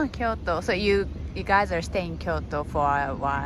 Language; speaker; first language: English; non-native, fluent; Japanese